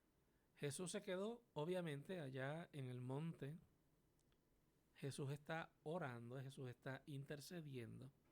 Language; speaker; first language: Spanish; native; Spanish